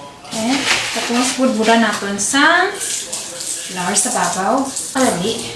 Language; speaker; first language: Filipino; non-native, local second language; Hiligaynon